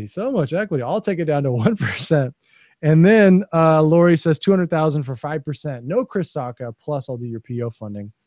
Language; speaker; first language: English; native; English